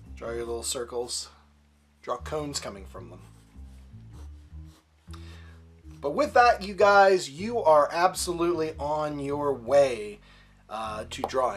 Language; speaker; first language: English; native; English